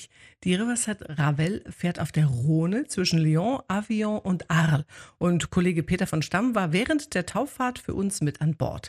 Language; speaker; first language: German; native; German